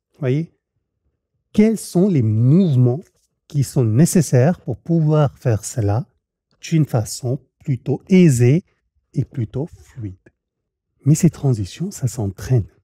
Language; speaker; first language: French; native; French